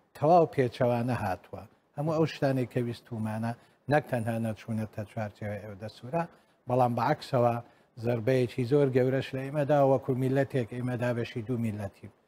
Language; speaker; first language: Central Kurdish; non-native, local second language; Assyrian Neo-Aramaic